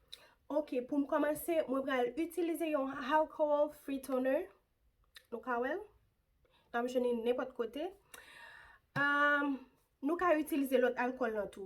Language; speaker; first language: French; non-native, local second language; Haitian Creole